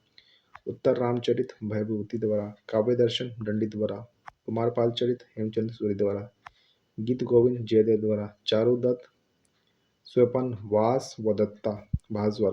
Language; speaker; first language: Hindi; native; Hindi